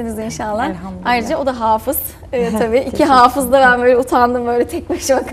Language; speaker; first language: Turkish; native; Turkish